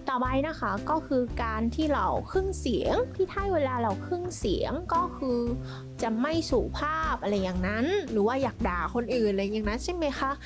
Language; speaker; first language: Thai; non-native, fluent; Vietnamese